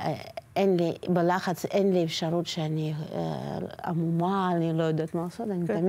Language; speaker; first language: Hebrew; non-native, fluent; Russian